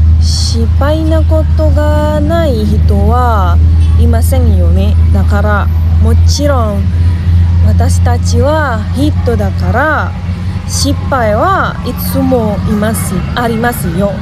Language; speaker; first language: Japanese; non-native, learner; Indonesian